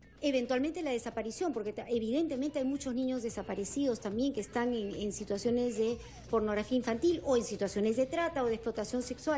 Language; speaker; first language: Spanish; native; Spanish